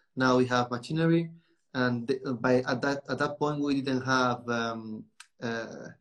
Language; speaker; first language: English; non-native, learner; Spanish